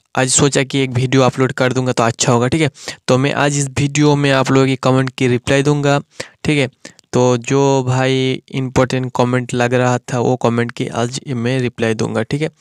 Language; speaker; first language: Hindi; non-native, local second language; Bangla